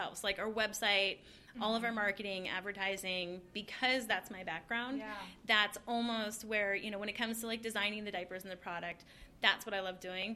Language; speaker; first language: English; native; English